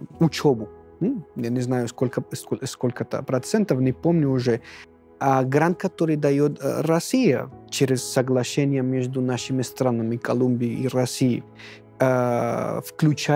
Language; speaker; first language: Russian; non-native, fluent; Spanish